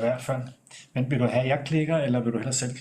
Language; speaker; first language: Danish; native; Danish